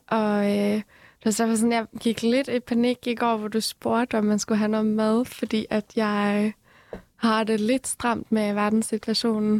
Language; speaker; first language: Danish; non-native, fluent; Persian